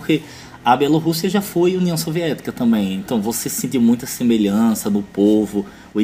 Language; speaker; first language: Portuguese; native; Portuguese